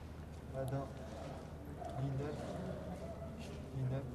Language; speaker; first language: Arabic; non-native, learner; French